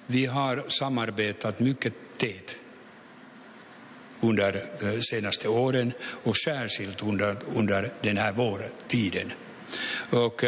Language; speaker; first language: Swedish; non-native, local second language; Finnish